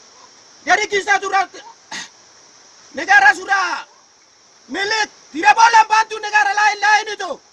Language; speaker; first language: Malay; non-native, local second language; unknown